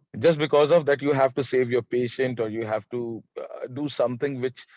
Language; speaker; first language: English; non-native, local second language; Hindi